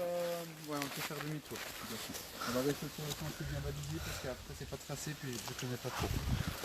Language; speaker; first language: French; native; French